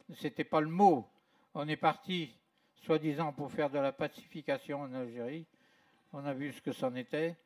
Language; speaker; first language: French; native; French